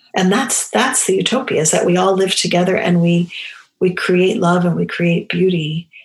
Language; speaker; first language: English; early bilingual, other home language; Romany